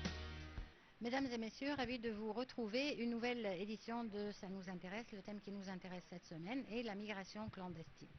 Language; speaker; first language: French; non-native, fluent; Arabic